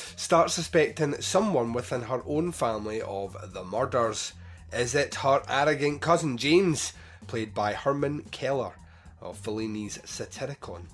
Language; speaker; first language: English; native; English